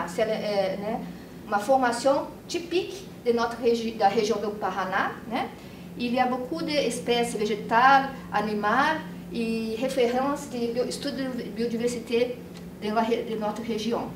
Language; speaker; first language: French; non-native, learner; Portuguese